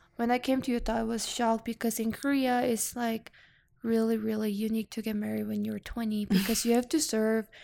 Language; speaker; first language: English; non-native, learner; Korean